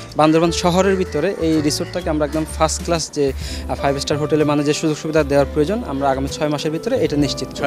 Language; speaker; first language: Bangla; non-native, local second language; Chakma